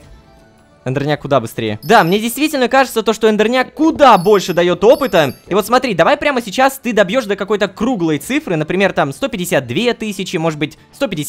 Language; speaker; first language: Russian; native; Russian